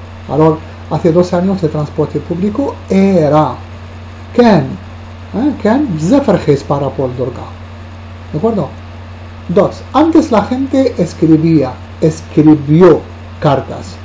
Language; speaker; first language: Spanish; non-native, fluent; Arabic